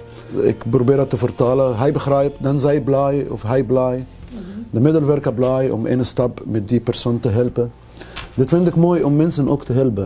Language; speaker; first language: Dutch; non-native, learner; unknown